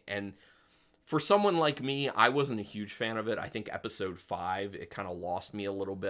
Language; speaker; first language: English; native; English